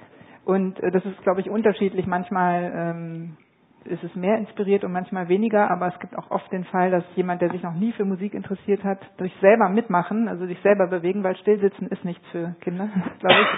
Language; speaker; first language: German; native; German